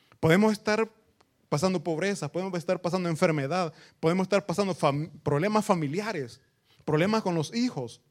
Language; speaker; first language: Spanish; native; Spanish